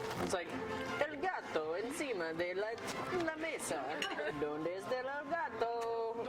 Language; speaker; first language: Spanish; non-native, learner; English